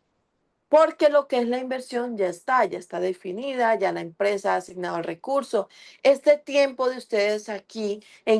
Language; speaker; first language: Spanish; native; Spanish